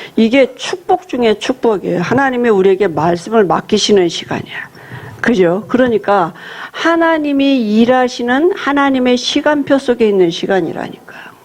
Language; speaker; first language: Korean; native; Korean